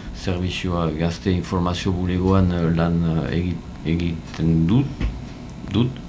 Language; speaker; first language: Basque; non-native, learner; French